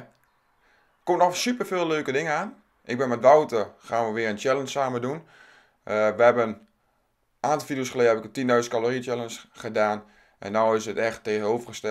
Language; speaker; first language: Dutch; native; Dutch